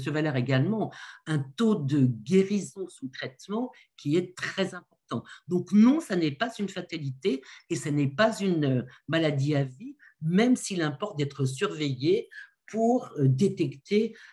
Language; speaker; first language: French; native; French